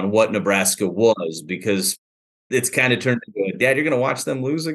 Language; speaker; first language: English; native; English